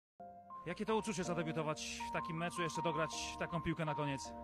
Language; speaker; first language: Polish; native; Polish